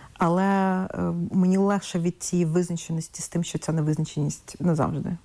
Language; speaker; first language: Ukrainian; non-native, local second language; Russian